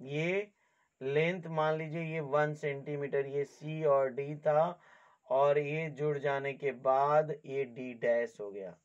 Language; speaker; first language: Hindi; native; Hindi